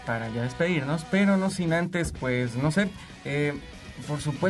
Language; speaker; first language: Spanish; native; Spanish